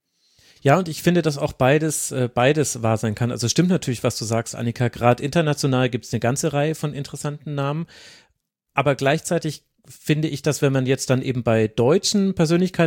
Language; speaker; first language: German; native; German